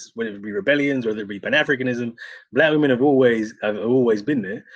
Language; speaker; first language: English; native; English